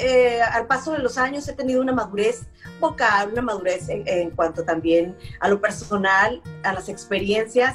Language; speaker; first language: Spanish; native; Spanish